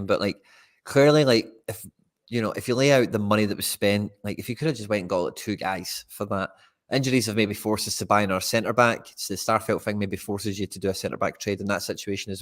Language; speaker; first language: English; native; English